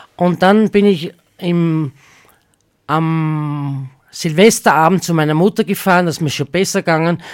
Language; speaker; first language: German; native; German